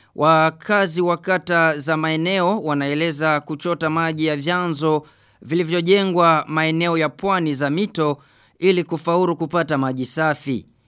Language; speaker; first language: Swahili; non-native, local second language; Rundi